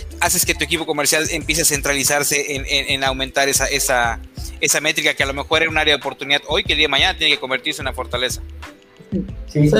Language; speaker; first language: Spanish; native; Spanish